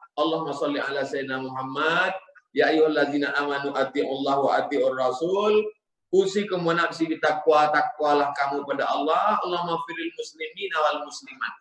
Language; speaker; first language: Malay; native; Malay